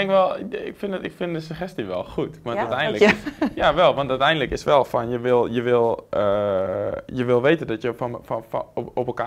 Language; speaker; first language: Dutch; native; Dutch